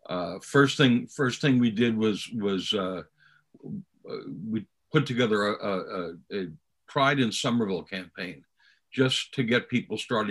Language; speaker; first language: English; native; English